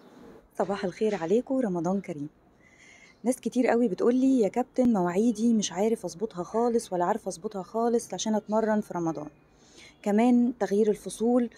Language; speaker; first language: Arabic; native; Arabic